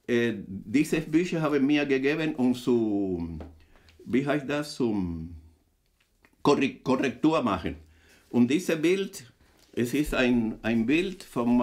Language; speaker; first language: German; non-native, fluent; Spanish